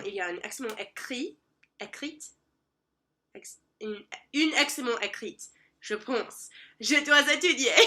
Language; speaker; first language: French; non-native, learner; English